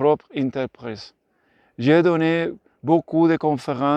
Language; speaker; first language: French; non-native, learner; Spanish